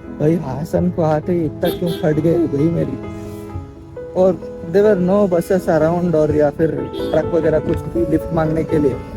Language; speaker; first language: Hindi; non-native, local second language; Urdu